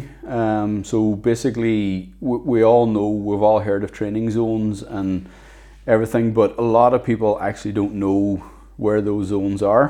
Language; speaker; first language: English; native; English